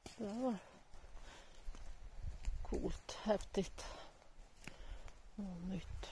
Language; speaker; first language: Swedish; native; Swedish